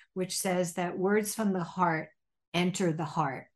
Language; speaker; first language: English; native; English